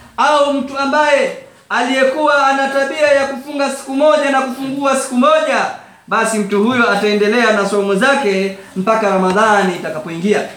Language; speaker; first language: Swahili; native; Swahili